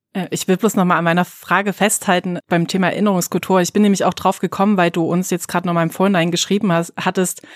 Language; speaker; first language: German; native; German